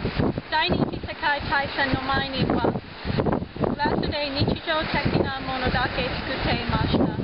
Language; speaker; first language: Japanese; non-native, learner; English